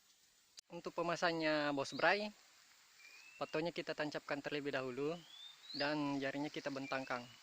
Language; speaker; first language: Indonesian; native; Indonesian